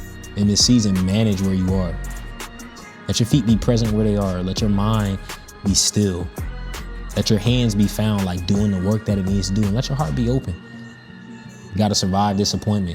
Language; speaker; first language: English; native; English